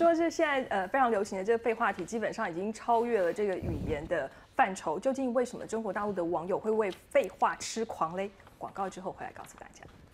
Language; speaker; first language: Chinese; native; Chinese